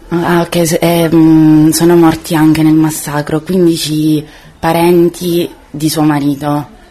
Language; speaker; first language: Italian; native; Italian